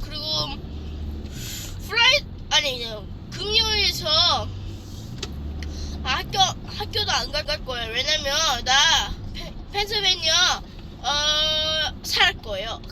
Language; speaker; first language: Korean; early bilingual, heritage; Korean